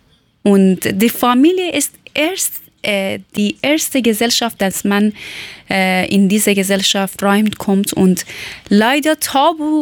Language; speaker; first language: German; non-native, learner; Persian